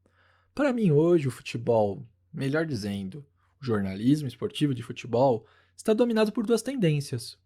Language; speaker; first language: Portuguese; native; Portuguese